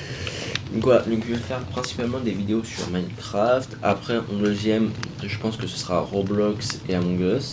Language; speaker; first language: French; native; French